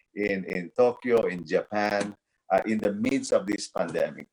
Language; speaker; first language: English; non-native, local second language; Cebuano